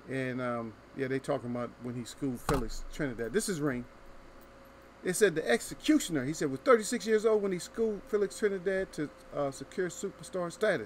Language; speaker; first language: English; native; English